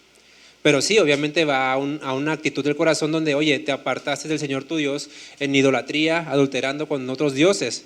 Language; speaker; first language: Spanish; native; Spanish